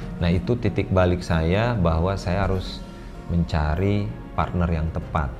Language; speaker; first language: Indonesian; non-native, local second language; Minangkabau